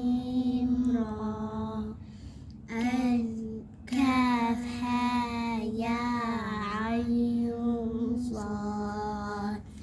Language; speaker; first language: Arabic; non-native, learner; Somali